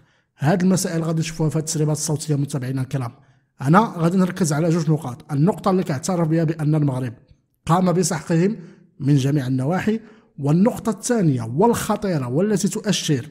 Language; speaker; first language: Arabic; native; Arabic